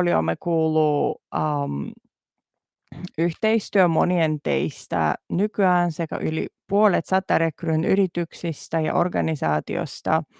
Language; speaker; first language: Finnish; non-native, learner; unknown